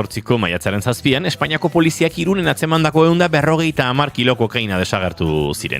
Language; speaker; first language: Basque; native; Basque